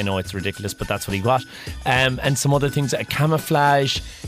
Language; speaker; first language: English; native; English